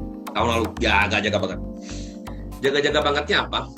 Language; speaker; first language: Indonesian; native; Indonesian